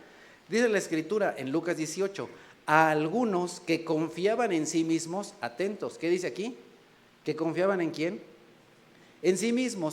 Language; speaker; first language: Spanish; native; Spanish